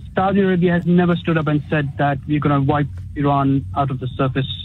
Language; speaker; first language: English; early bilingual, other home language; Urdu